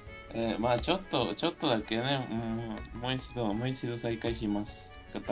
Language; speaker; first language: Japanese; non-native, learner; Spanish